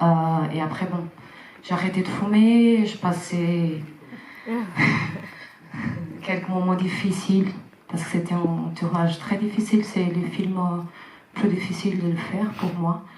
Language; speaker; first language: French; non-native, fluent; Portuguese